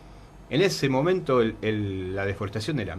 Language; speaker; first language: Spanish; native; Spanish